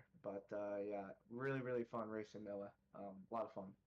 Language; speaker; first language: English; native; English